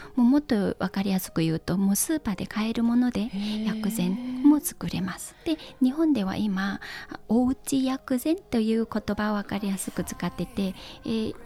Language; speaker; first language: Japanese; non-native, fluent; Chinese